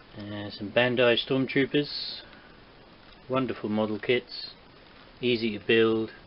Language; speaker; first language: English; native; English